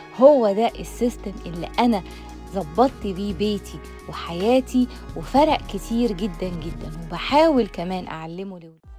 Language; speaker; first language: Arabic; native; Arabic